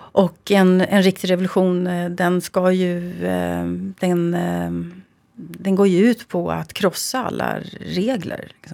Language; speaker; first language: Swedish; native; Swedish